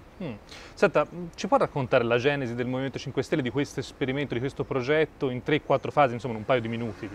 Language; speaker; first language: Italian; native; Italian